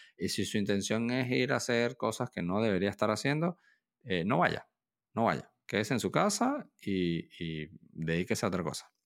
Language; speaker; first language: Spanish; native; Spanish